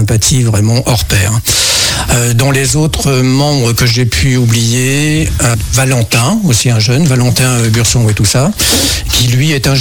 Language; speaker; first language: French; native; French